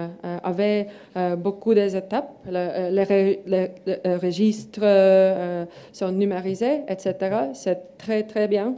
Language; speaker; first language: French; non-native, learner; Estonian